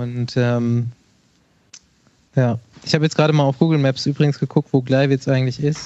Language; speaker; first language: German; native; German